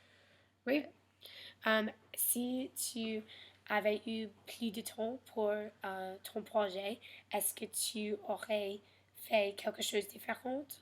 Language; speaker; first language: French; non-native, learner; English